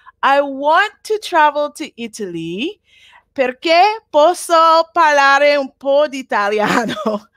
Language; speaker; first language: Italian; non-native, learner; English